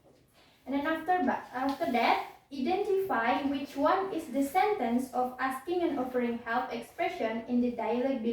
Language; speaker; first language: English; non-native, learner; Indonesian